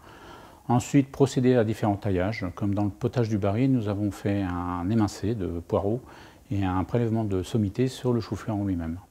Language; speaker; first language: French; native; French